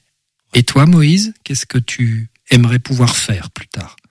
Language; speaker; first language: French; native; French